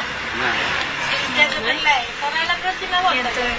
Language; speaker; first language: Italian; non-native, learner; Spanish